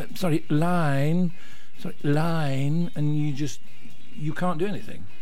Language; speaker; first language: English; native; English